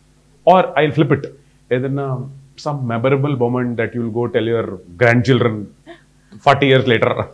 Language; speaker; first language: Telugu; native; Telugu